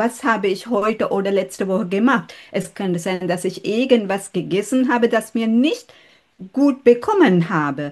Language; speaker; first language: German; non-native, learner; Sinhala